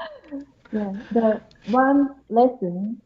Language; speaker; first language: English; non-native, learner; Japanese